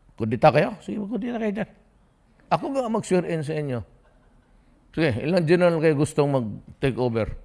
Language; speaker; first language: Filipino; non-native, local second language; Cebuano